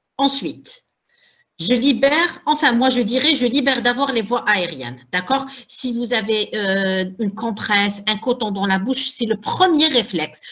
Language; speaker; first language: French; non-native, local second language; Arabic